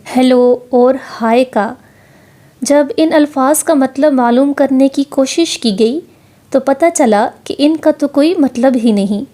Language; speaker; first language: Urdu; native; Urdu